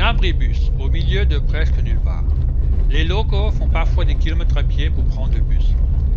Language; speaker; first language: French; native; French